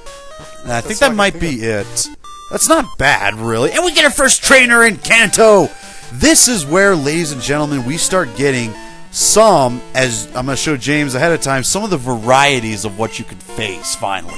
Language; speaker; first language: English; native; English